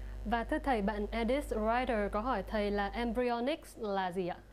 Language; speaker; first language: Vietnamese; native; Vietnamese